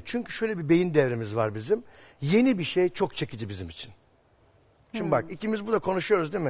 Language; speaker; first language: Turkish; native; Turkish